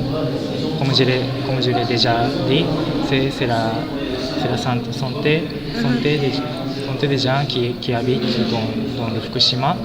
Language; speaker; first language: French; non-native, fluent; Japanese